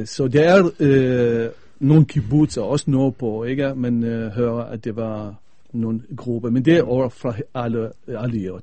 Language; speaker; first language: Danish; non-native, fluent; Arabic